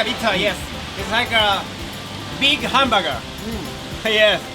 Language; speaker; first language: English; non-native, learner; Japanese